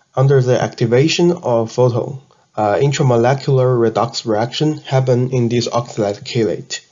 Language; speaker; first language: English; non-native, learner; Chinese